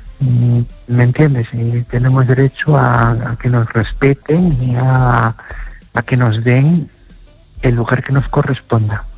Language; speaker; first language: Spanish; native; Spanish